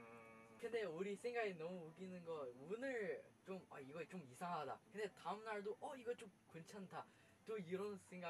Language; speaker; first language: Korean; non-native, learner; Chinese